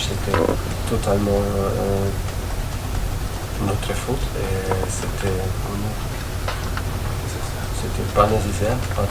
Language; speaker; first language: French; non-native, learner; German